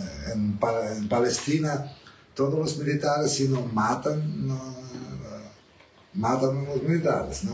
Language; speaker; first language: Spanish; non-native, learner; Italian